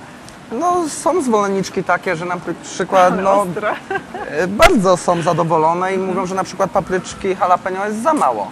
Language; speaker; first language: Polish; native; Polish